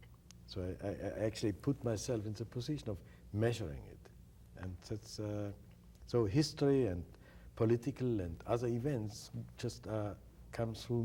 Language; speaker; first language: English; non-native, fluent; German